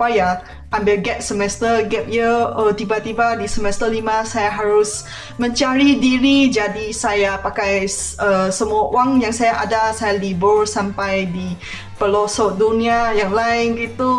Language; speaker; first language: Indonesian; non-native, fluent; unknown